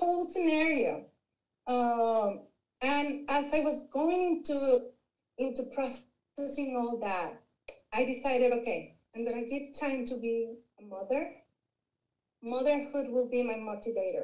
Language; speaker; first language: English; non-native, fluent; Spanish